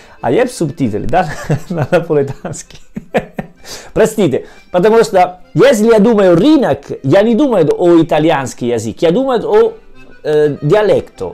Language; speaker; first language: Russian; non-native, learner; Italian